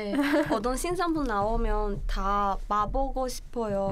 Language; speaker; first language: Korean; non-native, learner; Chinese